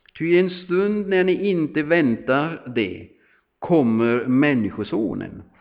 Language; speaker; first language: Swedish; non-native, fluent; German